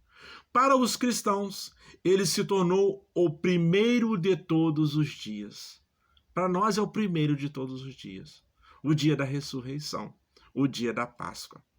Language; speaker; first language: Portuguese; native; Portuguese